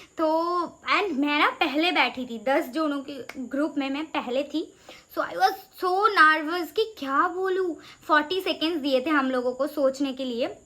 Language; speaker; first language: Hindi; non-native, local second language; Bangla